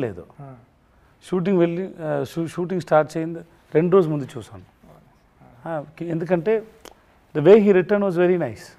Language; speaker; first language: Telugu; non-native, local second language; Tamil